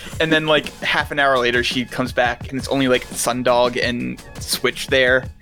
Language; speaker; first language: English; native; English